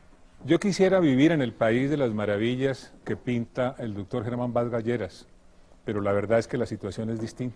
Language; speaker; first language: Spanish; native; Spanish